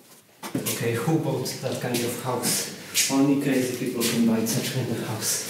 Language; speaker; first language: English; non-native, fluent; Polish